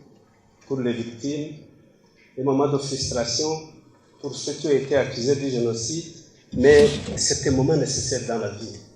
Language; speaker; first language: French; non-native, local second language; Kinyarwanda